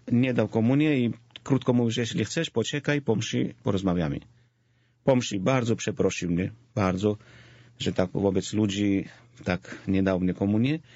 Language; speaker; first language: Polish; non-native, fluent; Georgian